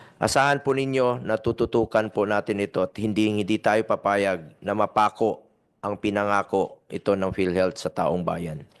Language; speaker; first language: Filipino; native; Filipino